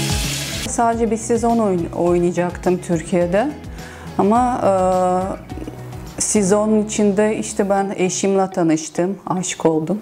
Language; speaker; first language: Turkish; non-native, fluent; Russian